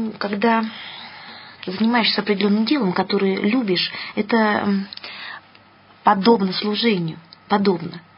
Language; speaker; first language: Russian; native; Russian